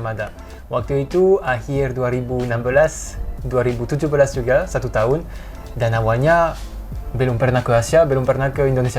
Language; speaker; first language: Indonesian; non-native, fluent; French